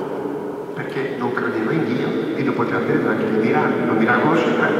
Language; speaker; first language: Italian; native; Italian